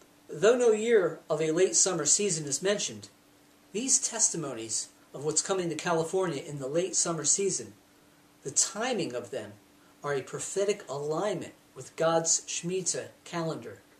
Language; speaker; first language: English; native; English